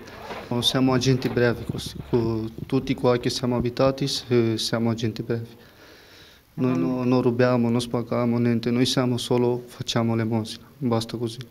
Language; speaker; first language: Italian; non-native, learner; Romanian